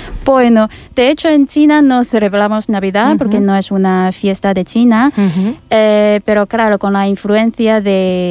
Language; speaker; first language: Spanish; non-native, fluent; Chinese